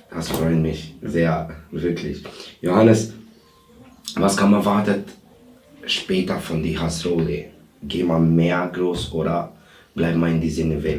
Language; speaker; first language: German; non-native, learner; Albanian